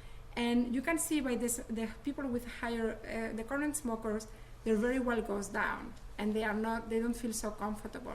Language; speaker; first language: English; non-native, fluent; Spanish